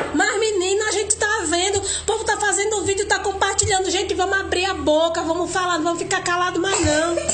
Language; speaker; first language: Portuguese; native; Portuguese